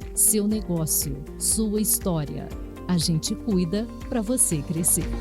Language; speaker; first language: Portuguese; native; Portuguese